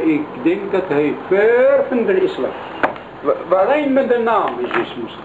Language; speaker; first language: Dutch; non-native, learner; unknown